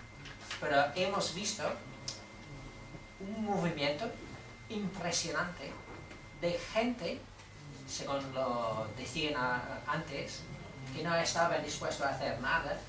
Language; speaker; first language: Spanish; non-native, fluent; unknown